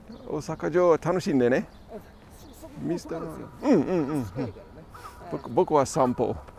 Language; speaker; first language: Japanese; non-native, learner; English